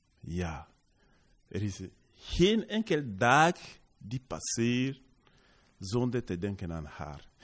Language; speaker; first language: Dutch; non-native, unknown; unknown